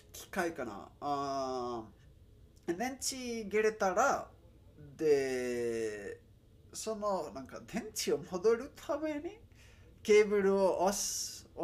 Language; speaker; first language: Japanese; non-native, learner; Spanish